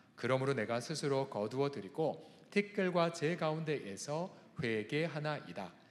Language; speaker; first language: Korean; native; Korean